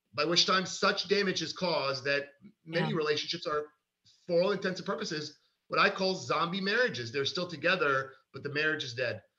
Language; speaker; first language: English; early bilingual, other home language; Hebrew